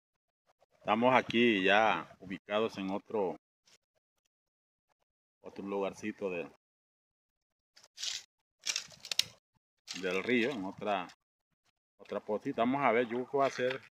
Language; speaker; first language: Spanish; native; Spanish